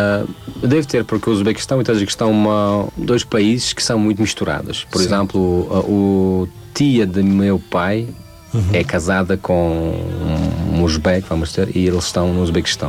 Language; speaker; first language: Portuguese; non-native, fluent; Tajik